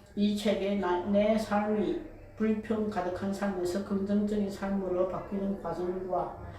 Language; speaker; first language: Korean; early bilingual, heritage; Korean